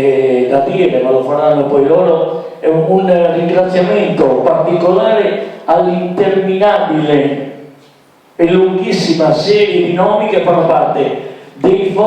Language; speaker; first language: Italian; native; Italian